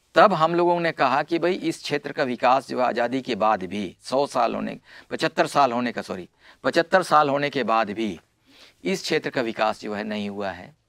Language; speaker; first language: Hindi; non-native, local second language; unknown